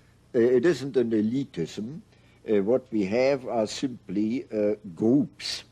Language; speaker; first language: English; non-native, fluent; German